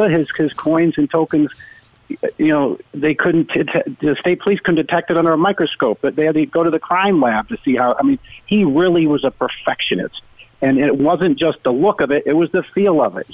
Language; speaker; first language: English; native; English